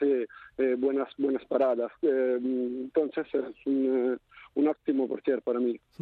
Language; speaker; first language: Spanish; non-native, fluent; Italian